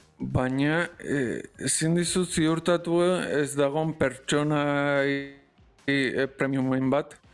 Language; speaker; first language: Basque; non-native, local second language; Spanish